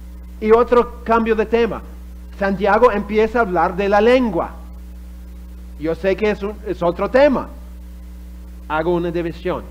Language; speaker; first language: Spanish; non-native, fluent; English